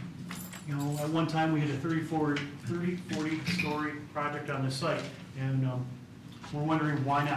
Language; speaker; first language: English; native; English